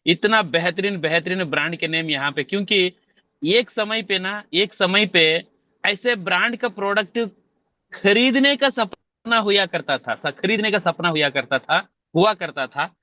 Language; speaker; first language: Hindi; non-native, local second language; Telugu